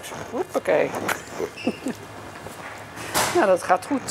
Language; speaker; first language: Dutch; native; Dutch